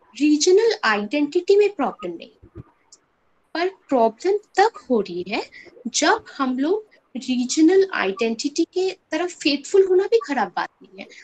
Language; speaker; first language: Hindi; non-native, local second language; Bangla